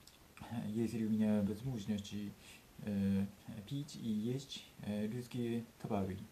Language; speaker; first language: Russian; non-native, learner; Japanese